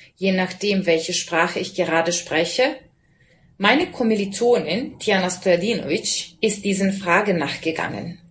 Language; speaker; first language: German; non-native, fluent; Serbian